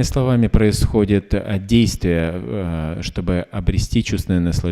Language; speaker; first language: Russian; native; Russian